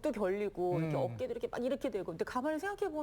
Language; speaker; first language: Korean; native; Korean